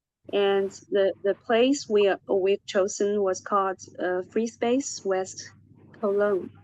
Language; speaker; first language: English; non-native, fluent; Chinese